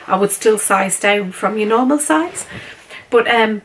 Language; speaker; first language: English; native; English